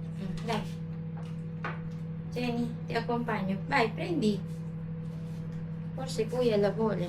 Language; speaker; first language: Italian; non-native, learner; Filipino